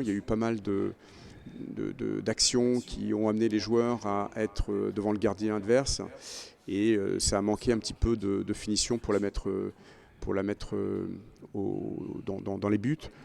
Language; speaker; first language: French; native; French